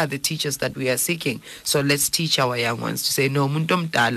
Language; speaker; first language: English; non-native, local second language; Zulu